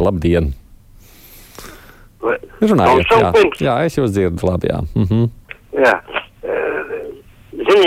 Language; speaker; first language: Latvian; native; Latvian